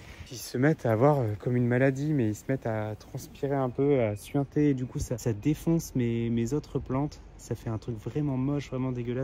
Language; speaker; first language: French; native; French